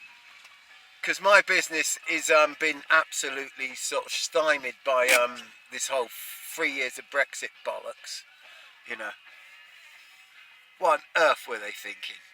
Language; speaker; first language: English; native; English